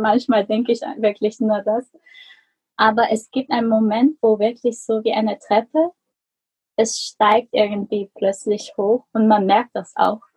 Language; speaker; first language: German; non-native, fluent; Korean